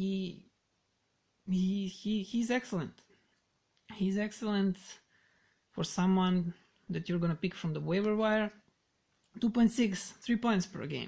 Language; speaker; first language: English; non-native, fluent; Serbian